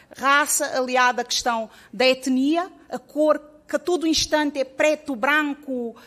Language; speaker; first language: Portuguese; native; Portuguese